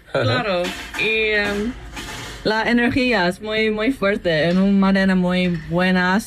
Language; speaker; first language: Spanish; non-native, learner; English